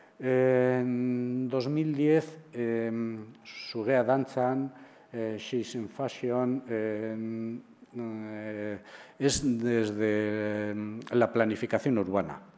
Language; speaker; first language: Spanish; native; Spanish